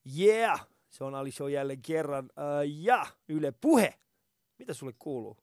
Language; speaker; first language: Finnish; early bilingual, other home language; Persian